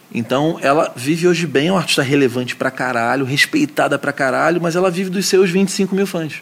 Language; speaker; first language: Portuguese; native; Portuguese